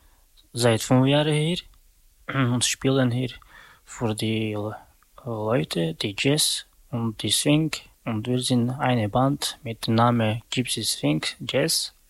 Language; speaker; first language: German; non-native, learner; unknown